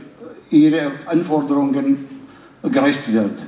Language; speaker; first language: German; non-native, fluent; Arabic